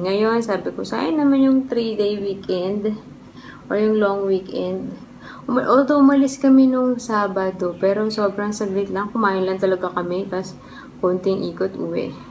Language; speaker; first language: Filipino; native; Filipino